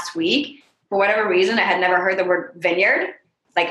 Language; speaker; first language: English; non-native, fluent; French